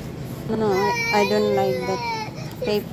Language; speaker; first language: English; non-native, local second language; Filipino